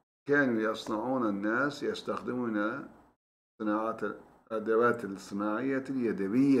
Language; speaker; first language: Arabic; non-native, fluent; Turkish